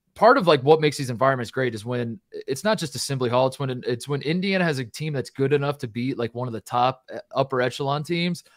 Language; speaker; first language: English; native; English